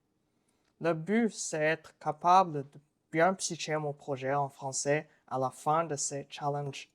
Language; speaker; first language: French; non-native, learner; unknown